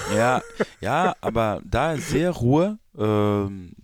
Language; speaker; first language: German; non-native, learner; Portuguese